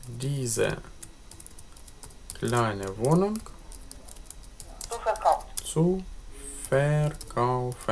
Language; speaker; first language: German; non-native, fluent; Ukrainian